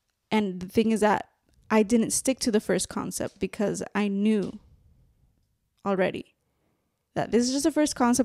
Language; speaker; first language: English; early bilingual, other home language; Spanish